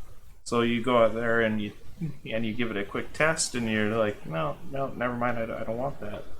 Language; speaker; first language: English; native; English